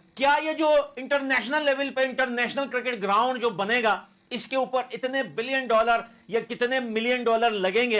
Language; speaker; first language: Hindi; native; Hindi